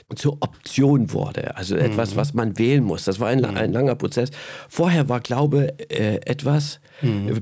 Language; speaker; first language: German; native; German